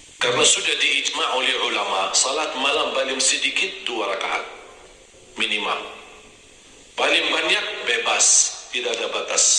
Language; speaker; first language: Indonesian; non-native, fluent; Arabic